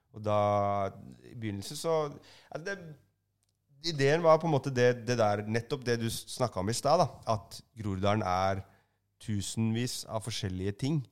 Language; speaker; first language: Norwegian; native; Norwegian